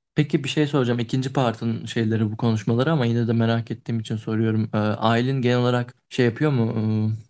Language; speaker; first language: Turkish; native; Turkish